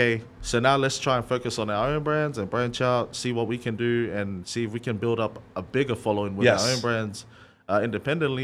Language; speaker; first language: English; native; English